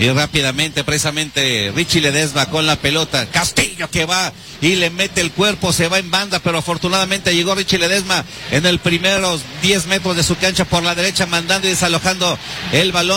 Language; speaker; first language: Spanish; native; Spanish